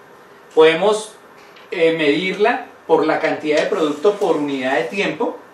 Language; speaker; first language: Spanish; native; Spanish